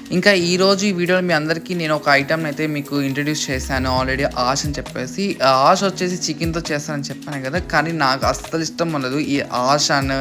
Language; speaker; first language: Telugu; non-native, local second language; Urdu